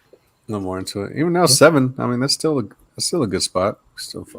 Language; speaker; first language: English; native; English